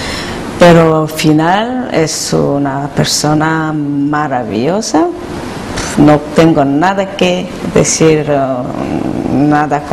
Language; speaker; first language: Spanish; non-native, learner; Korean